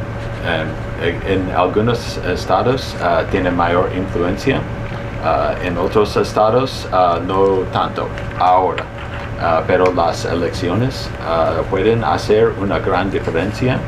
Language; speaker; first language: Spanish; early bilingual, heritage; Spanish